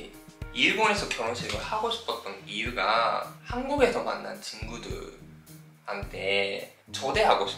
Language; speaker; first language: Korean; non-native, fluent; Japanese